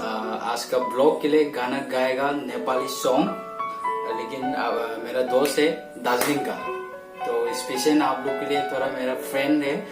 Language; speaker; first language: Hindi; non-native, local second language; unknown